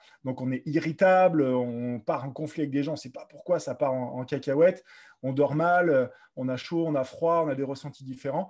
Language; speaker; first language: French; native; French